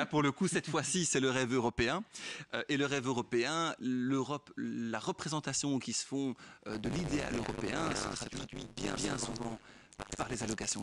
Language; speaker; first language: French; native; French